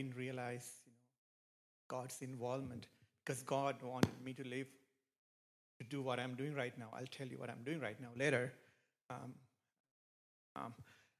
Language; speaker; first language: English; non-native, local second language; Sinhala